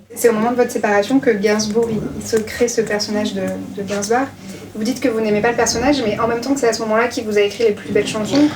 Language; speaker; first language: French; native; French